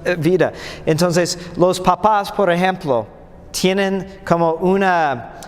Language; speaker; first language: Spanish; non-native, fluent; English